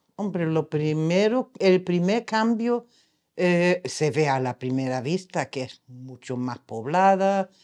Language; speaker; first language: Spanish; non-native, fluent; German